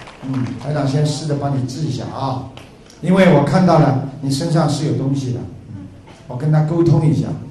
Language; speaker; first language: Chinese; native; Chinese